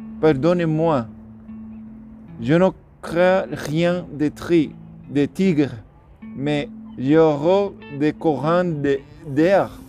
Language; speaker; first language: French; non-native, learner; Spanish